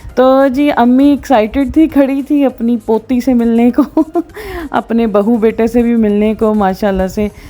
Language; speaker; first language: Urdu; non-native, local second language; Punjabi